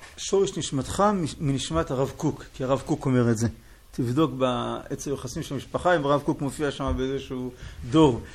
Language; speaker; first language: Hebrew; native; Hebrew